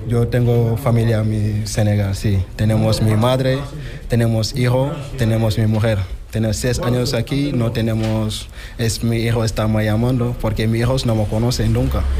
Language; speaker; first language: Spanish; non-native, learner; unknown